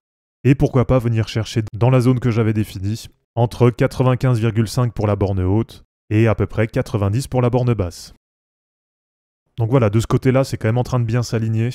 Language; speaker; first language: French; native; French